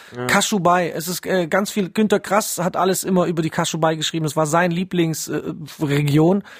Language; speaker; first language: German; early bilingual, other home language; Polish